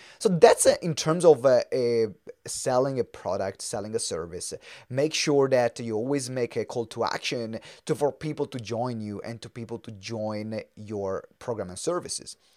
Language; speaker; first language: English; non-native, fluent; Italian